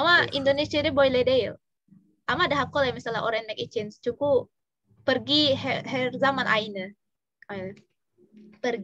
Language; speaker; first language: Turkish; non-native, fluent; Indonesian